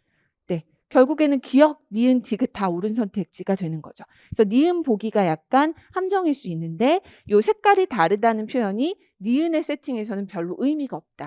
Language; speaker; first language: Korean; native; Korean